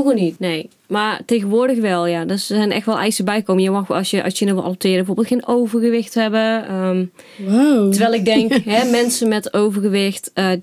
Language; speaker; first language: Dutch; native; Dutch